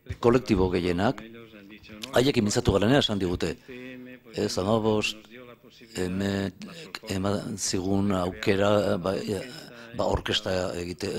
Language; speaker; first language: Basque; native; Basque